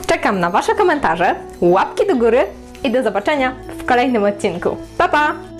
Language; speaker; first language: Polish; native; Polish